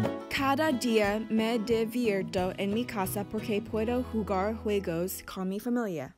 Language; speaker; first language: Spanish; non-native, learner; English